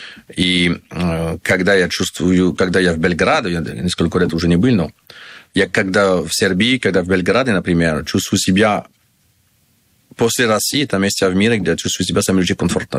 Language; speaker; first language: Russian; non-native, learner; French